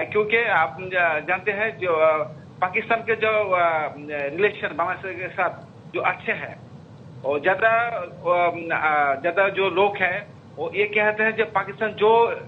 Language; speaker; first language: Hindi; non-native, learner; Bangla